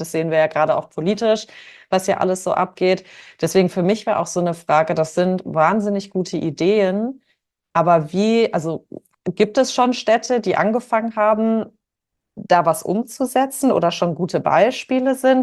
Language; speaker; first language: German; native; German